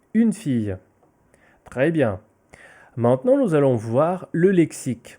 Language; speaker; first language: French; non-native, fluent; Ukrainian